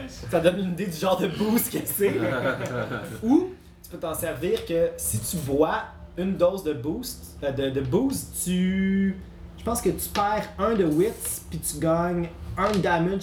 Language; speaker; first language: French; native; French